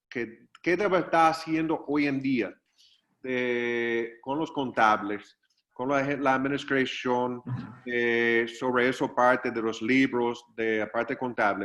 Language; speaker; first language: Spanish; non-native, fluent; English